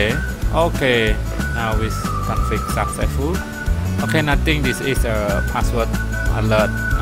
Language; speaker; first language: English; non-native, learner; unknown